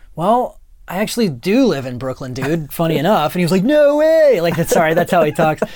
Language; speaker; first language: English; native; English